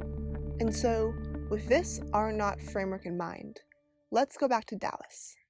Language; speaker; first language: English; native; English